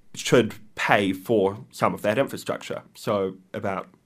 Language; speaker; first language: English; native; English